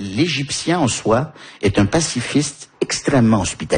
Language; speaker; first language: French; native; French